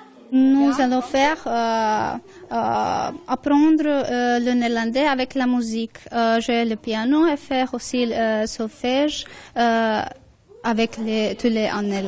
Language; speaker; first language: French; non-native, local second language; Dutch